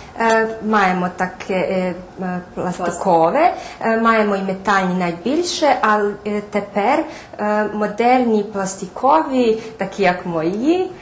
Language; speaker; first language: Ukrainian; non-native, local second language; Serbian